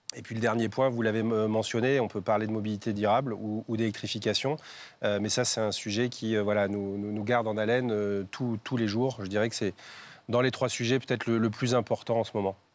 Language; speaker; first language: French; native; French